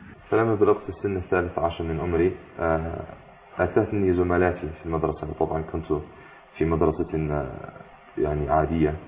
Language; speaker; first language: Arabic; non-native, fluent; English